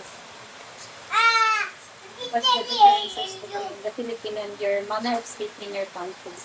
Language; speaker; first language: English; non-native, local second language; Cebuano